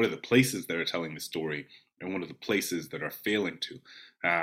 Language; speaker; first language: English; native; English